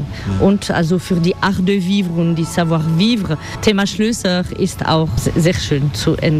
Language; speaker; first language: German; non-native, fluent; French